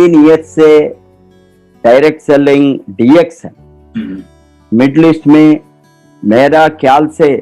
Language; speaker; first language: Hindi; non-native, local second language; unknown